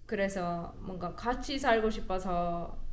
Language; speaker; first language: Korean; non-native, learner; German